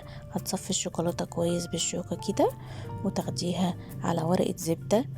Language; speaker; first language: Arabic; native; Arabic